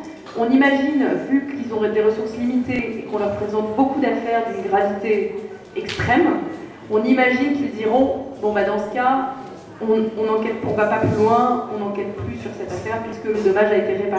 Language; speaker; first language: French; native; French